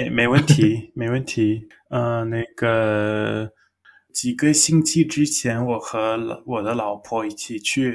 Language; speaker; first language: Chinese; non-native, learner; English